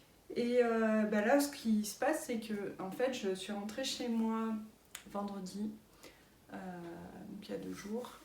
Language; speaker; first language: French; native; French